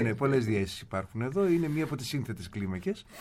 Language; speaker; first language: Greek; native; Greek